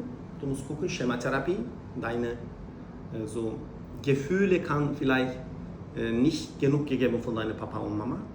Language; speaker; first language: German; non-native, learner; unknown